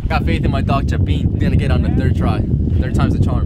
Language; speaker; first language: English; early bilingual, other home language; Spanish